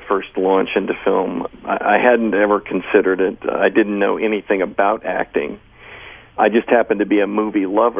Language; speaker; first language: English; native; English